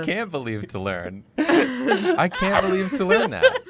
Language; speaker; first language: English; native; English